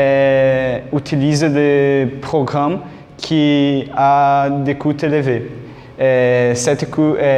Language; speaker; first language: French; non-native, learner; Portuguese